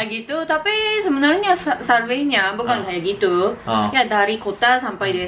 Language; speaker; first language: Indonesian; non-native, learner; Japanese